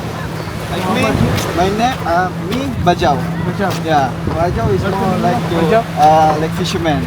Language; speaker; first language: English; non-native, local second language; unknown